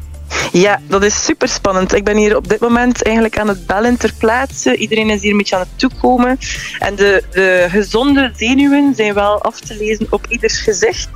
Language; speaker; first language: Dutch; native; Dutch